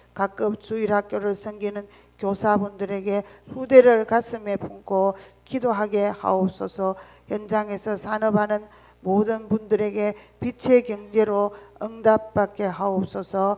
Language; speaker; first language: Korean; native; Korean